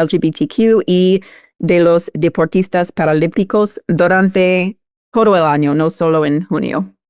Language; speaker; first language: Spanish; non-native, fluent; English